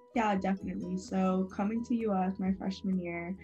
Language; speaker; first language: English; non-native, fluent; Spanish